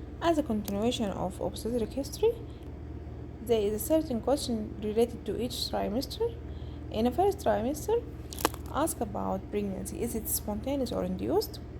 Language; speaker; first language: English; non-native, local second language; Arabic